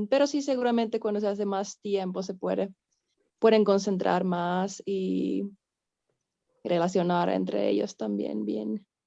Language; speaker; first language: Spanish; non-native, fluent; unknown